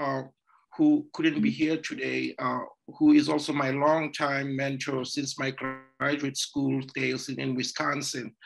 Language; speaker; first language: English; non-native, local second language; Zulu